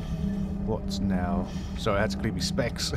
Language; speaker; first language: English; native; English